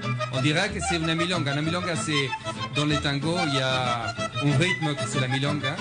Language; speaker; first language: French; non-native, fluent; Spanish